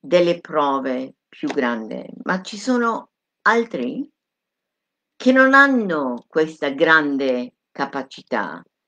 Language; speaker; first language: Italian; non-native, fluent; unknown